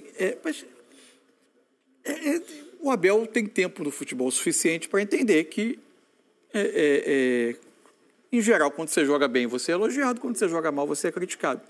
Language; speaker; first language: Portuguese; native; Portuguese